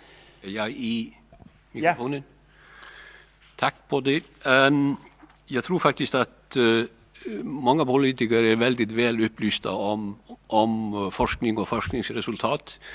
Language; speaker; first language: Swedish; non-native, fluent; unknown